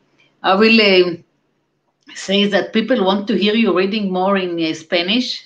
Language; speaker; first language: English; non-native, fluent; Hebrew